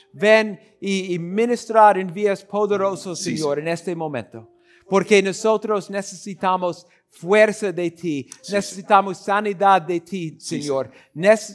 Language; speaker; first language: Spanish; non-native, learner; English